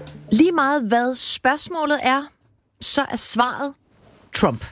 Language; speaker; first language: Danish; native; Danish